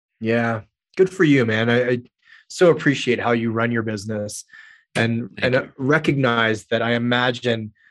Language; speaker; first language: English; native; English